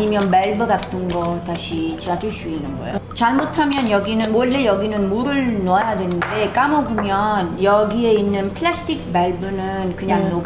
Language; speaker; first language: Korean; non-native, fluent; Italian